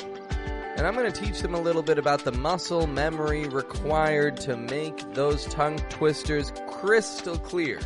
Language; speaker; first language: English; native; English